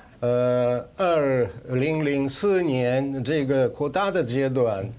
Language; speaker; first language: Chinese; non-native, fluent; Russian